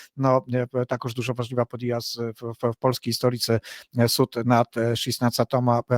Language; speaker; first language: Polish; non-native, learner; Ukrainian